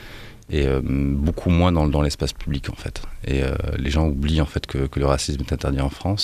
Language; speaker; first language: French; native; French